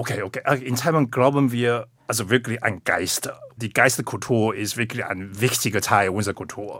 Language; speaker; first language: German; non-native, fluent; Chinese